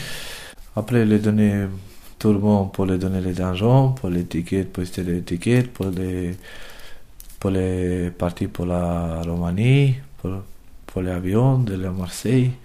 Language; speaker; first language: French; non-native, learner; Romanian